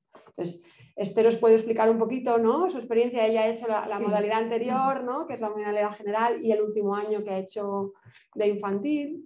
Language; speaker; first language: Spanish; native; Spanish